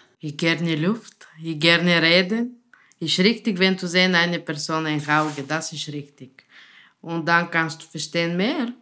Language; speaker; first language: German; non-native, learner; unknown